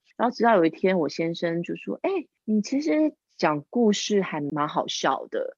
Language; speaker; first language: Chinese; non-native, local second language; English